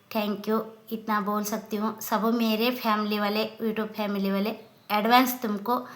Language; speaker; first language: Hindi; non-native, local second language; Kannada